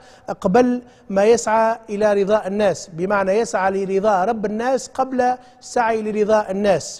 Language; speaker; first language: Arabic; native; Arabic